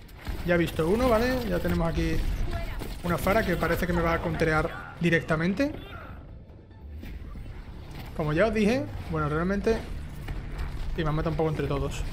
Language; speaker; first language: Spanish; native; Spanish